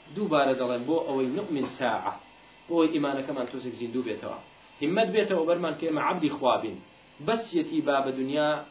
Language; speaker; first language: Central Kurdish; native; Central Kurdish